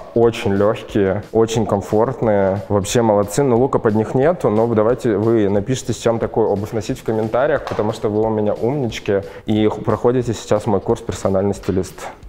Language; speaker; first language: Russian; native; Russian